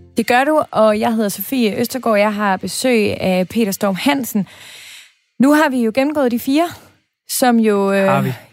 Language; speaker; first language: Danish; native; Danish